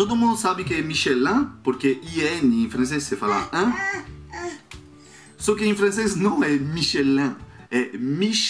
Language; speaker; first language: Portuguese; non-native, fluent; French